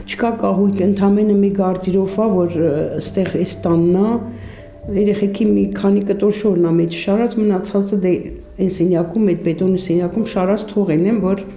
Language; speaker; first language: Armenian; native; Armenian